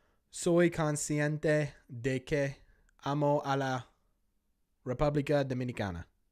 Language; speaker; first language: Spanish; non-native, learner; English